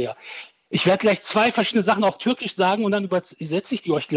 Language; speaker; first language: German; early bilingual, other home language; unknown